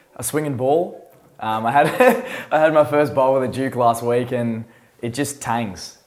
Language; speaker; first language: English; native; English